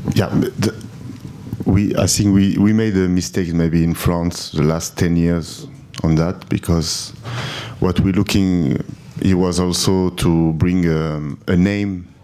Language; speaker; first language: English; non-native, learner; French